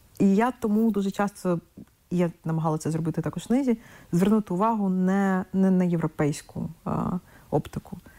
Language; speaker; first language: Ukrainian; non-native, local second language; Russian